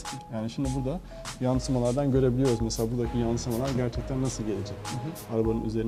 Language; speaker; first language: Turkish; native; Turkish